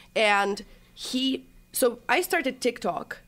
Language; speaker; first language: English; non-native, fluent; Russian